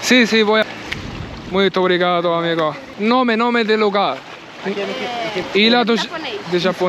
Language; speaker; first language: Portuguese; non-native, learner; Arabic